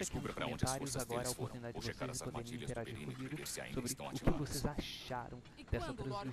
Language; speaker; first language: Portuguese; native; Portuguese